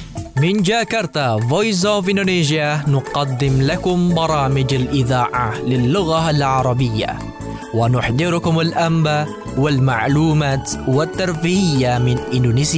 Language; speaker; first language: Arabic; non-native, fluent; Indonesian